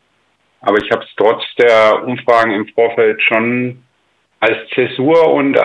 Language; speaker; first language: German; native; German